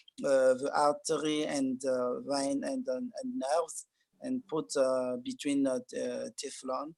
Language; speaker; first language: English; non-native, learner; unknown